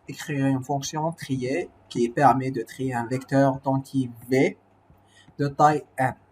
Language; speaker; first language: French; non-native, local second language; Arabic